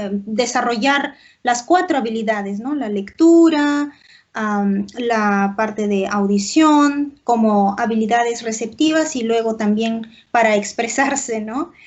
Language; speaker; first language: Spanish; native; Spanish